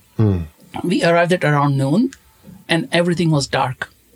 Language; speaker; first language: English; non-native, local second language; Konkani